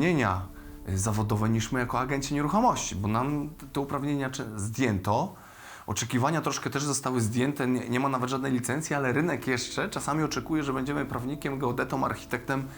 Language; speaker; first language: Polish; native; Polish